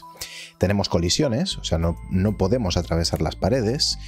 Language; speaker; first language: Spanish; native; Spanish